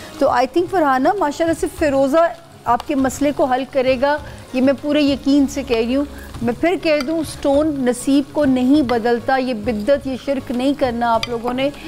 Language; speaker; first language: Urdu; native; Urdu